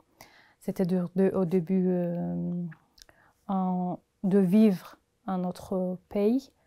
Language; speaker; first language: French; non-native, learner; Turkish